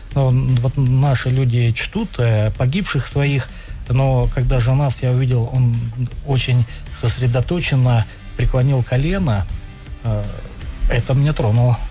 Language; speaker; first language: Russian; native; Russian